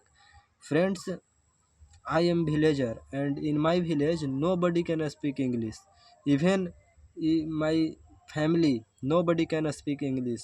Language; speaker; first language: English; non-native, learner; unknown